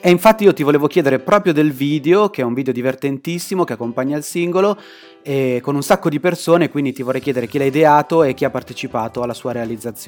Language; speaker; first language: Italian; native; Italian